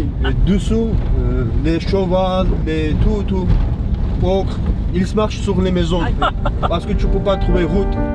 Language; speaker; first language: French; non-native, learner; Georgian